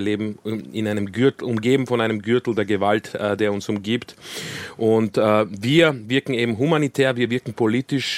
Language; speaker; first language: German; early bilingual, other home language; Croatian